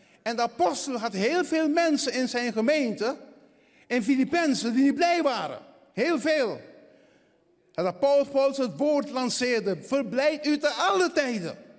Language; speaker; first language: Dutch; non-native, fluent; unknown